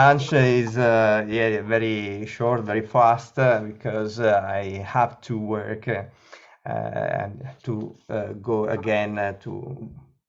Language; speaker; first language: English; non-native, learner; Italian